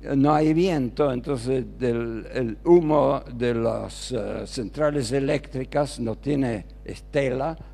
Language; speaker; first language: Spanish; early bilingual, other home language; German